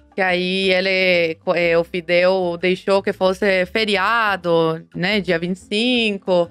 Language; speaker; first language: Portuguese; non-native, fluent; Spanish